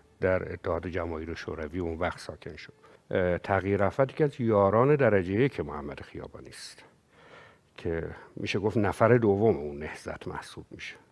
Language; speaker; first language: Persian; native; Persian